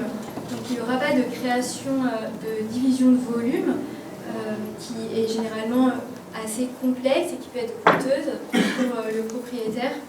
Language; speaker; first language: French; native; French